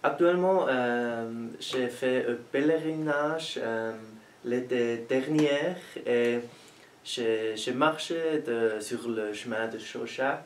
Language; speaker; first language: French; non-native, learner; German